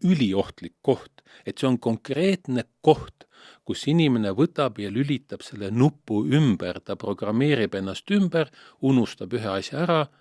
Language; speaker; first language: Estonian; native; Estonian